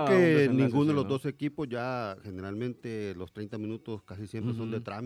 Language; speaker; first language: Spanish; native; Spanish